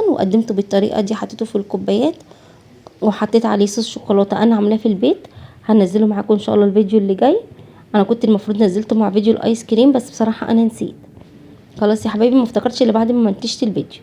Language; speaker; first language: Arabic; native; Arabic